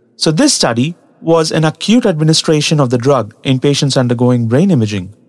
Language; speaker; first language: English; non-native, local second language; Tamil